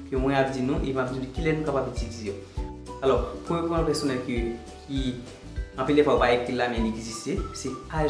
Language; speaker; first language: French; non-native, learner; Haitian Creole